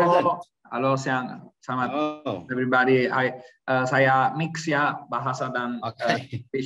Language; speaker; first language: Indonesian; non-native, learner; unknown